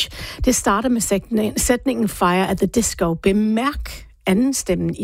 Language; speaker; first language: Danish; native; Danish